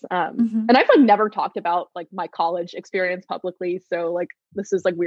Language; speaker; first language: English; native; English